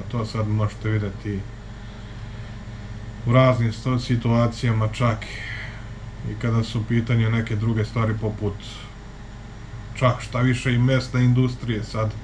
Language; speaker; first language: Serbian; native; Serbian